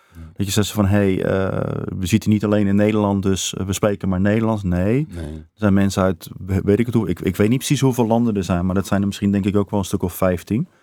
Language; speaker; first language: Dutch; native; Dutch